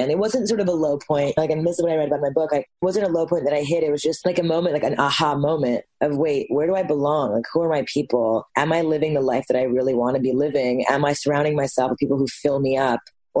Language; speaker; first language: English; native; English